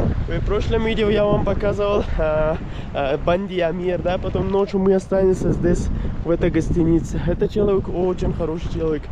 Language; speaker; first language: Russian; non-native, learner; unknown